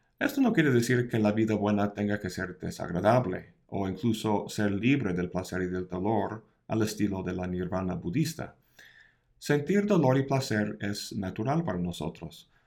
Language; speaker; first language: Spanish; non-native, fluent; English